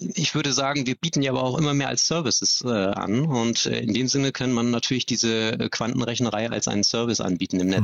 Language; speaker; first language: German; native; German